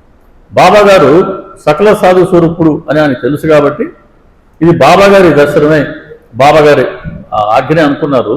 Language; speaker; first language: Telugu; native; Telugu